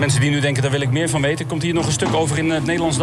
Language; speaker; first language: Dutch; native; Dutch